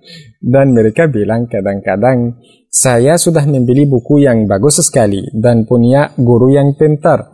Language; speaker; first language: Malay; non-native, fluent; Arabic